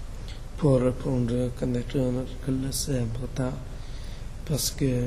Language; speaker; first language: French; non-native, learner; English